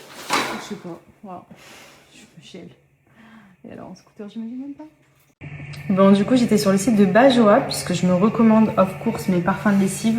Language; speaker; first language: French; native; French